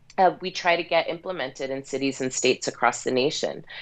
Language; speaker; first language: English; native; English